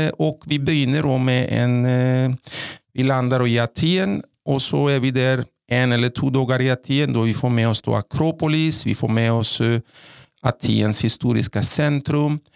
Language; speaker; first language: Norwegian; non-native, fluent; Greek